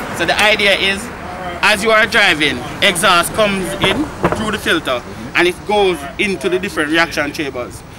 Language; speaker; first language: English; native; English